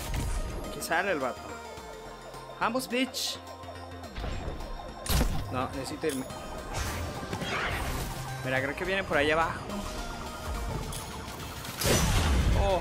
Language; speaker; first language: Spanish; native; Spanish